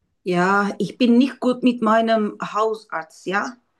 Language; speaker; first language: German; non-native, learner; Turkish